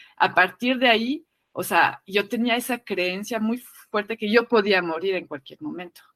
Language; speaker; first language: Spanish; non-native, fluent; French